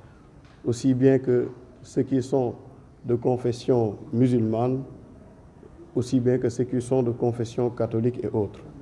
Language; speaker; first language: French; non-native, local second language; Wolof